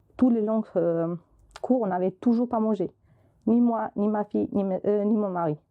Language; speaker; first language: French; non-native, fluent; Albanian